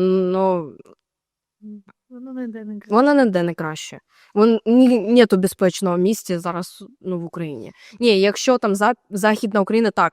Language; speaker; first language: Ukrainian; native; Ukrainian